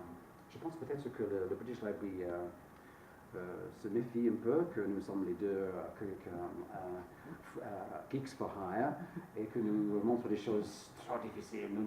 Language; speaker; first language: French; non-native, fluent; English